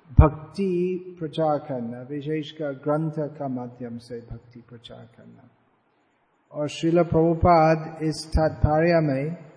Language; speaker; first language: Hindi; non-native, fluent; English